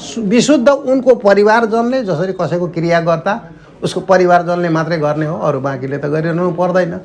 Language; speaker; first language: Nepali; non-native, local second language; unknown